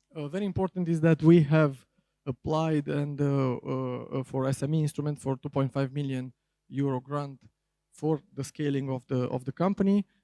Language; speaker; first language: English; non-native, fluent; Romanian